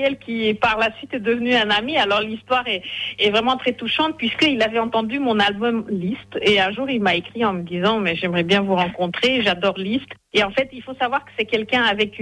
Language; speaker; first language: French; non-native, fluent; Hungarian